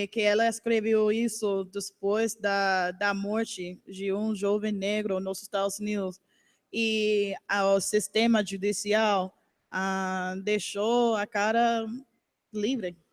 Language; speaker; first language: Portuguese; non-native, learner; English